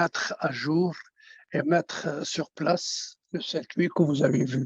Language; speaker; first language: French; non-native, local second language; Arabic